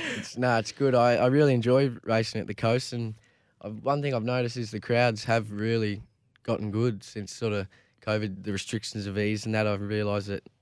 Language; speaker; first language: English; native; English